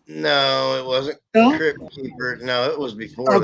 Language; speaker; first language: English; native; English